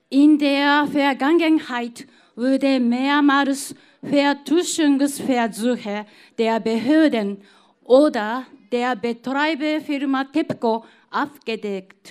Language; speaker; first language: German; non-native, fluent; Japanese